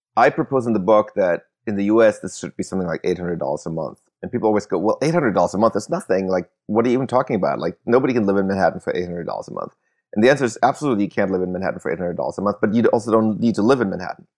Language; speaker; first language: English; early bilingual, other home language; German